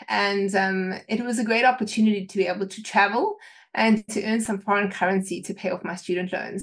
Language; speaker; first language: English; native; English